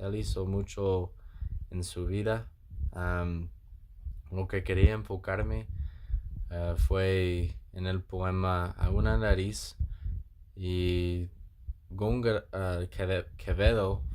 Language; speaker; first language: Spanish; non-native, learner; English